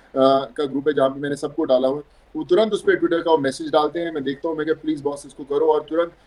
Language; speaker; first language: Hindi; non-native, local second language; Punjabi